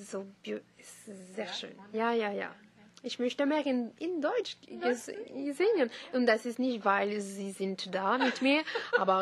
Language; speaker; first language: German; non-native, learner; French